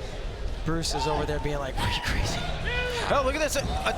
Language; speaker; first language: English; native; English